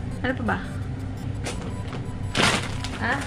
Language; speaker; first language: Filipino; native; Filipino